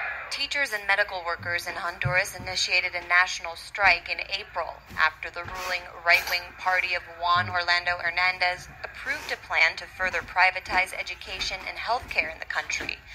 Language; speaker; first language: English; native; English